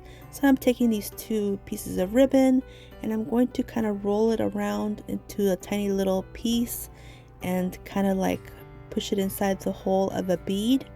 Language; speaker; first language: English; native; English